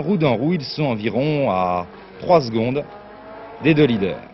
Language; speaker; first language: French; native; French